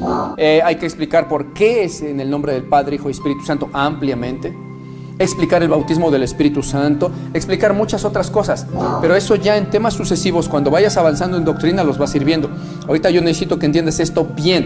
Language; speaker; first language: Spanish; native; Spanish